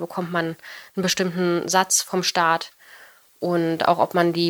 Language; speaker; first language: German; native; German